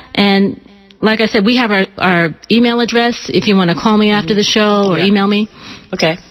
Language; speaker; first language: English; native; English